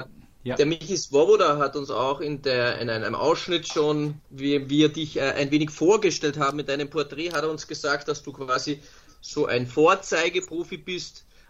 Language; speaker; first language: German; native; German